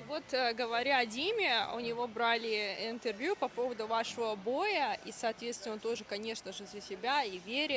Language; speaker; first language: Russian; native; Russian